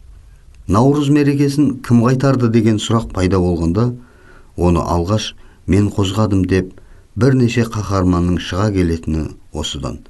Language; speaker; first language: Kazakh; native; Kazakh